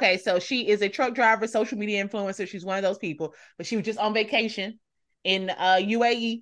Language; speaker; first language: English; native; English